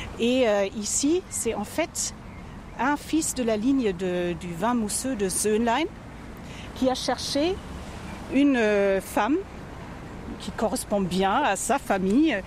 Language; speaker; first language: French; non-native, fluent; German